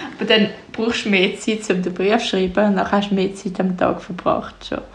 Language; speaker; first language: German; native; German